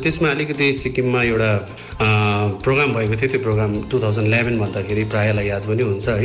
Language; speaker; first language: Nepali; native; Nepali